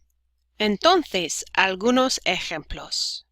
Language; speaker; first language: Spanish; non-native, fluent; English